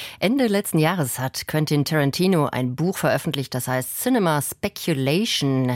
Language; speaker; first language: German; native; German